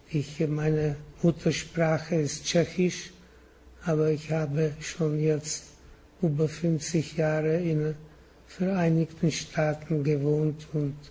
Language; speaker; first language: German; non-native, learner; Czech